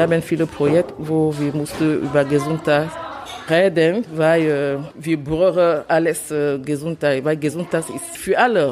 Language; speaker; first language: German; non-native, learner; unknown